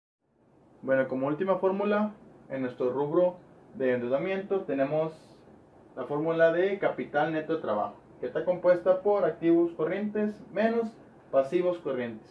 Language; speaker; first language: Spanish; native; Spanish